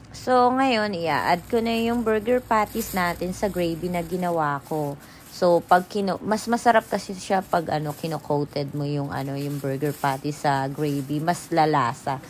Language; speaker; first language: Filipino; native; Filipino